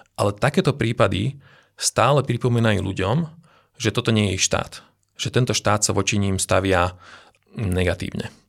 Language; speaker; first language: Slovak; non-native, local second language; Hungarian